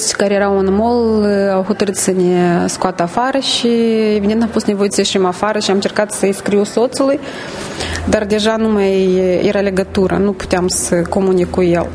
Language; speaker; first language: Romanian; native; Romanian